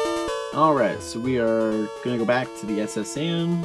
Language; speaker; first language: English; native; English